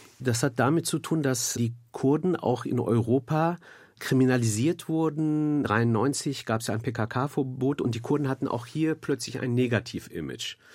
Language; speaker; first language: German; early bilingual, other home language; Turkish